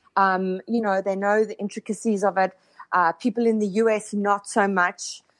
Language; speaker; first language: English; native; English